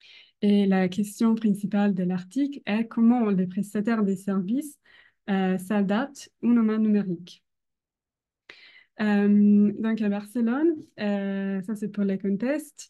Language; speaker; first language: French; non-native, fluent; Italian